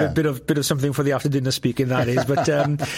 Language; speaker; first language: English; non-native, local second language; Welsh